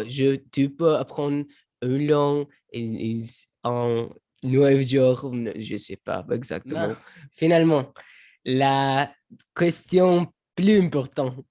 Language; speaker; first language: French; non-native, learner; Arabic